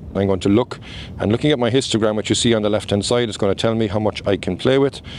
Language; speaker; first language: English; native; English